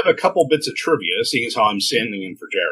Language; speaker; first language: English; native; English